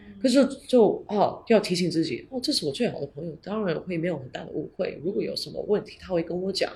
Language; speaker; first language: Chinese; early bilingual, heritage; English